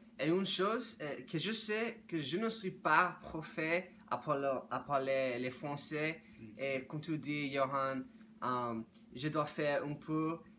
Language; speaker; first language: French; non-native, learner; English